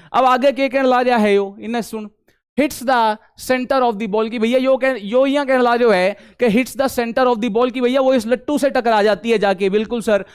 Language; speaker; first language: Hindi; native; Hindi